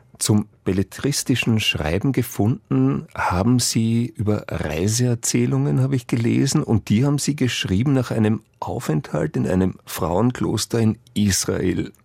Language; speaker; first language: German; native; German